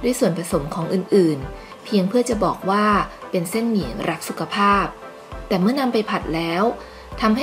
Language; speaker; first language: Thai; native; Thai